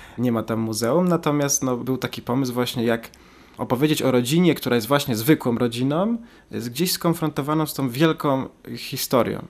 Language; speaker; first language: Polish; native; Polish